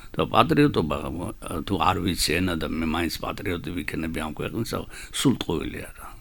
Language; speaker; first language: Georgian; native; Georgian